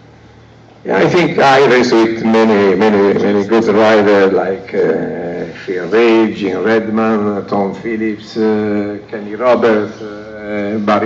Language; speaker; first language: English; non-native, learner; Italian